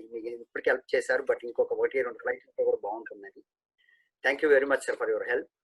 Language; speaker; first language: Telugu; native; Telugu